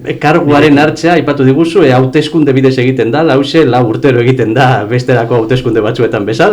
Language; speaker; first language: Basque; native; Basque